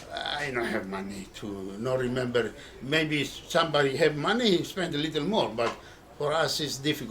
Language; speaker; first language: English; non-native, learner; Greek